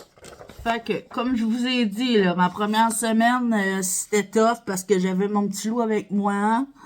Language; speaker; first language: French; native; French